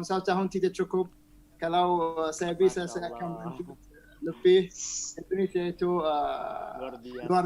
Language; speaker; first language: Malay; non-native, learner; Arabic